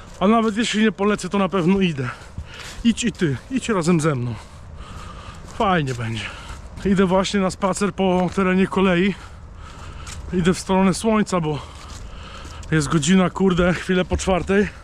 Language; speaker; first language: Polish; native; Polish